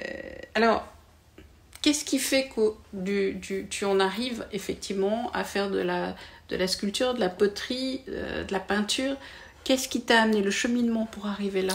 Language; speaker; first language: French; native; French